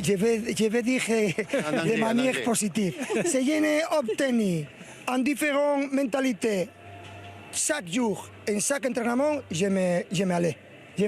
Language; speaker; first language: French; non-native, learner; Spanish